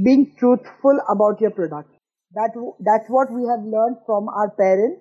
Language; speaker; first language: English; non-native, local second language; Gujarati